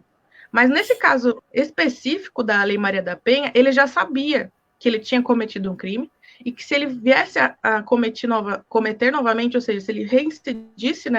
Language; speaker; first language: Portuguese; native; Portuguese